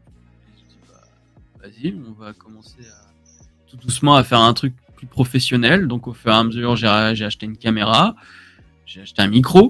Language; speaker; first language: French; native; French